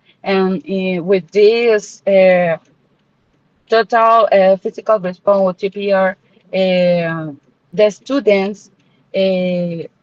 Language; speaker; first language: English; non-native, learner; Spanish